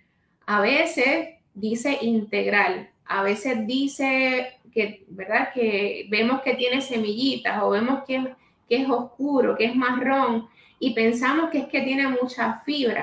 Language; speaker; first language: Spanish; native; Spanish